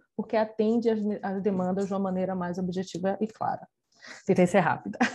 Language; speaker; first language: Portuguese; native; Portuguese